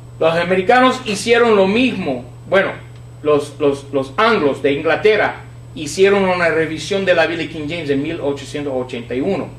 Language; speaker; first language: Spanish; non-native, fluent; English